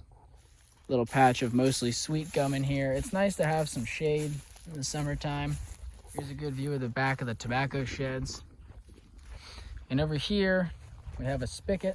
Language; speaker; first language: English; native; English